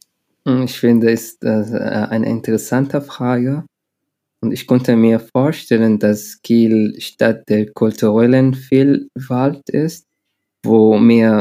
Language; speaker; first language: German; non-native, learner; Arabic